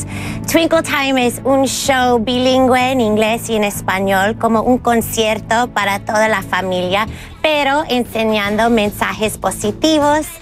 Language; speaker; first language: Spanish; early bilingual, heritage; English